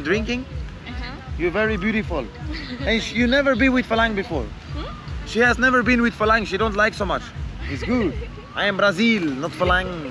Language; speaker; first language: English; non-native, learner; Portuguese